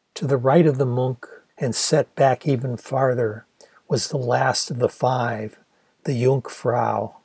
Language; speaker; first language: English; native; English